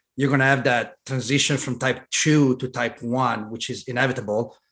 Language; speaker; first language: English; non-native, fluent; Italian